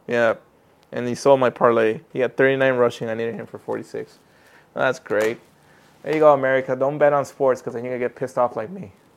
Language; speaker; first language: English; early bilingual, other home language; Spanish